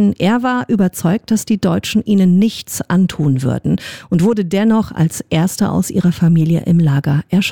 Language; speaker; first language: German; native; German